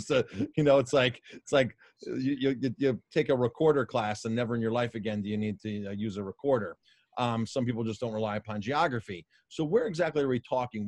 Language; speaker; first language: English; native; English